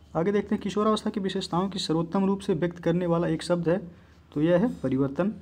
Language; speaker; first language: Hindi; native; Hindi